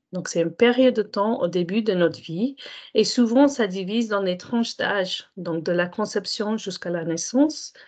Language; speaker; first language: French; non-native, fluent; English